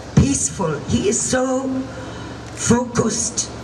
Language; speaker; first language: English; non-native, fluent; German